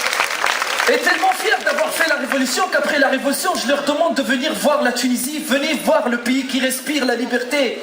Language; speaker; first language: French; non-native, local second language; Arabic